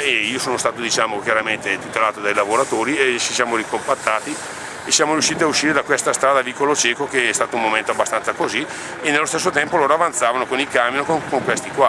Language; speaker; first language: Italian; native; Italian